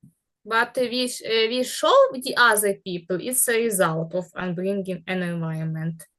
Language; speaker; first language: English; non-native, learner; Ukrainian